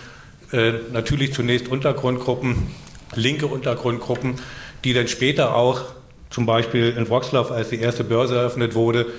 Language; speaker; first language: German; native; German